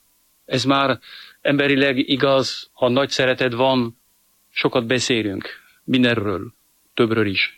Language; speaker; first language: Hungarian; non-native, fluent; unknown